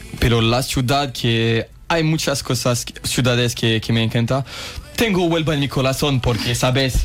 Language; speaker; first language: Spanish; non-native, learner; French